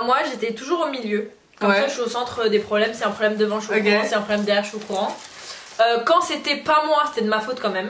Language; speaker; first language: French; native; French